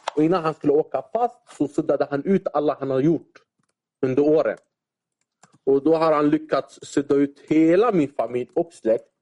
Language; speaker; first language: Swedish; early bilingual, other home language; Arabic